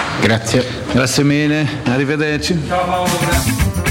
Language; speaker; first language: Italian; non-native, learner; Portuguese